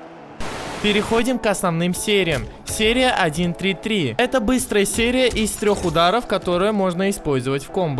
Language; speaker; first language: Russian; native; Russian